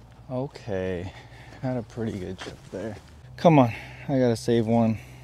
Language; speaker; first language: English; early bilingual, other home language; Korean